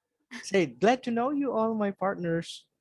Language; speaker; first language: English; non-native, fluent; Indonesian